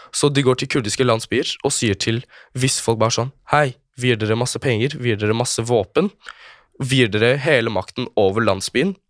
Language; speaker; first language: Norwegian; early bilingual, other home language; Kurdish